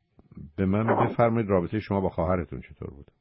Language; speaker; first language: Persian; native; Persian